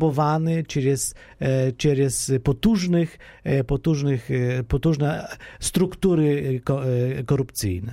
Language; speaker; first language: Polish; non-native, fluent; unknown